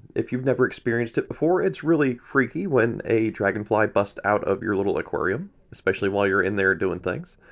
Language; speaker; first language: English; native; English